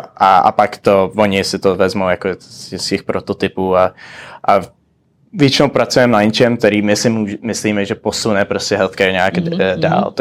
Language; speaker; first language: Czech; early bilingual, heritage; Czech